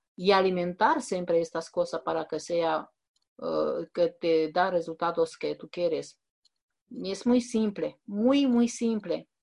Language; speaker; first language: Spanish; non-native, fluent; Romanian